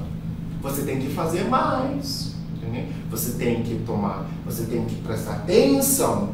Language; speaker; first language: Portuguese; non-native, fluent; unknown